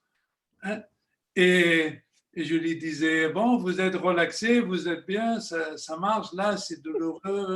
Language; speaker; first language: French; non-native, fluent; Spanish